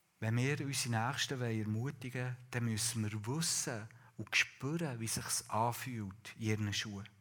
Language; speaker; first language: German; native; German